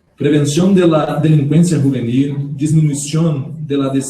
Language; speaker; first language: Spanish; non-native, learner; Portuguese